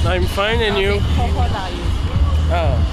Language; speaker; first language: English; non-native, learner; French